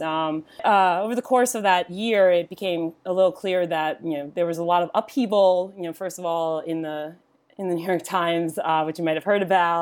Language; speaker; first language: English; native; English